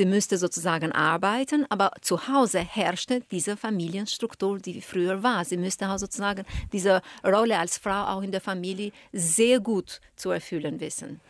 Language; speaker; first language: German; non-native, fluent; Albanian